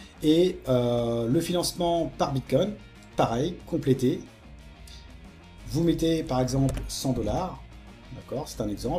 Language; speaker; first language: French; native; French